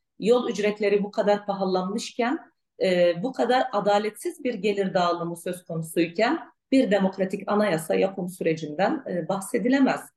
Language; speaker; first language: Turkish; non-native, local second language; Arabic